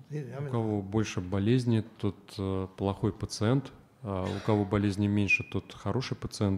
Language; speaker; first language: Russian; native; Russian